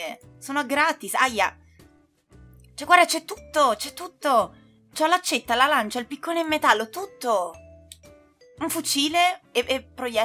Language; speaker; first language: Italian; native; Italian